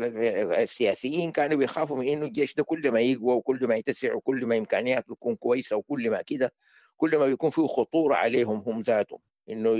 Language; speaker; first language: Arabic; native; Arabic